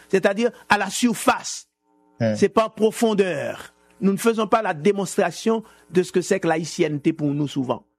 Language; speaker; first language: French; non-native, local second language; Haitian Creole